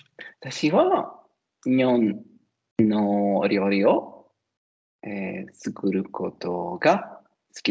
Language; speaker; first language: Japanese; non-native, learner; Italian